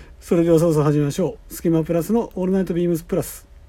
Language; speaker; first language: Japanese; native; Japanese